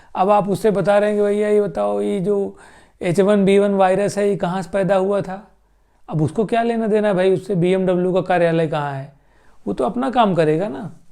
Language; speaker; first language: Hindi; native; Hindi